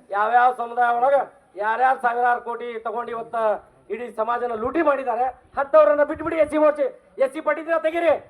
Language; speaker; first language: Kannada; non-native, local second language; Lambadi